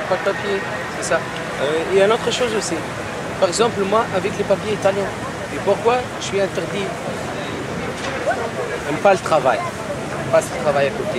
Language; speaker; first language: French; non-native, learner; Arabic